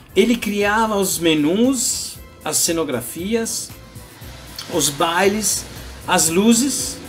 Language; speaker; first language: Portuguese; non-native, fluent; Italian